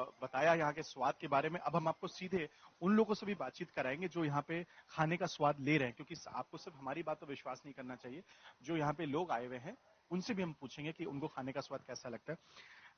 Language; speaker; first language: Hindi; native; Hindi